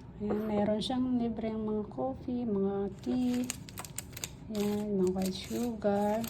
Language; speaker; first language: Filipino; non-native, local second language; Iloko